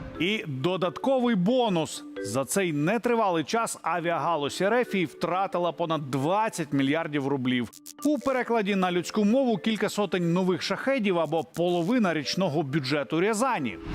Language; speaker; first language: Ukrainian; native; Ukrainian